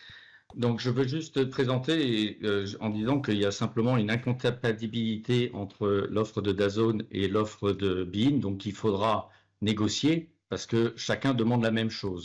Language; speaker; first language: French; native; French